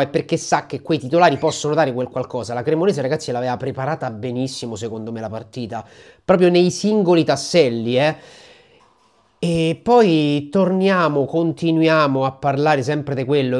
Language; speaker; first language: Italian; native; Italian